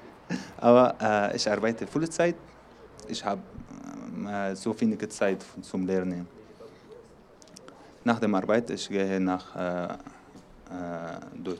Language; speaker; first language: German; non-native, learner; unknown